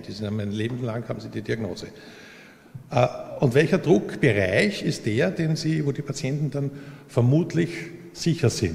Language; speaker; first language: German; native; German